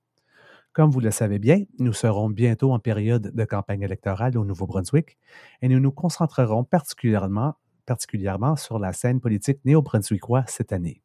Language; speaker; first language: French; native; French